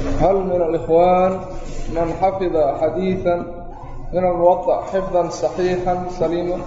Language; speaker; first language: Arabic; non-native, local second language; Somali